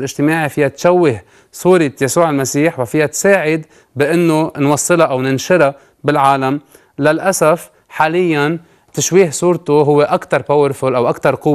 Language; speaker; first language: Arabic; native; Arabic